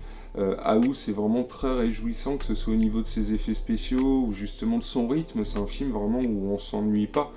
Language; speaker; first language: French; native; French